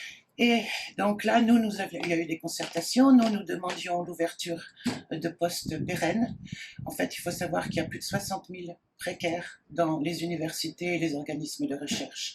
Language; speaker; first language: French; native; French